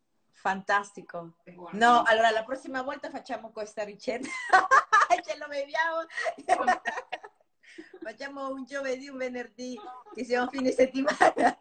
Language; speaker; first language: Italian; non-native, learner; English